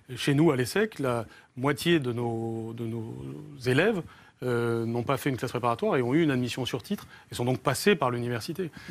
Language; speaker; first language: French; native; French